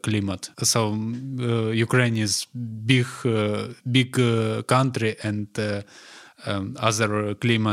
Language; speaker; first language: English; non-native, learner; Ukrainian